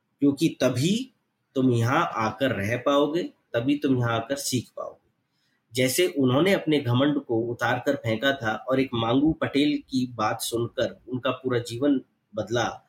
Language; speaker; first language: Hindi; native; Hindi